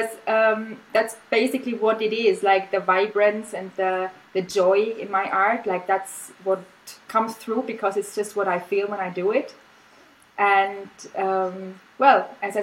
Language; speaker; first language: English; non-native, fluent; German